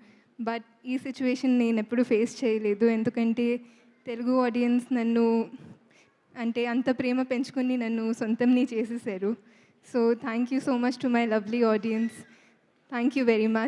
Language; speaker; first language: Telugu; non-native, fluent; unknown